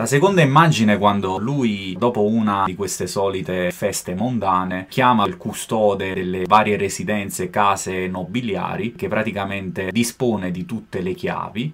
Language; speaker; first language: Italian; native; Italian